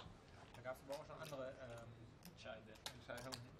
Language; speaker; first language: German; native; German